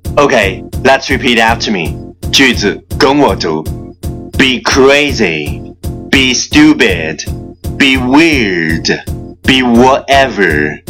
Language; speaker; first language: English; non-native, fluent; Chinese